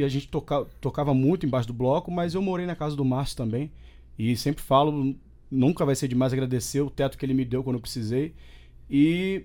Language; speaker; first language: Portuguese; native; Portuguese